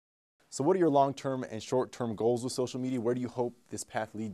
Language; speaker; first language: English; native; English